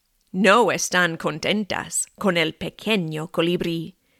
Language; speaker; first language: Spanish; non-native, fluent; English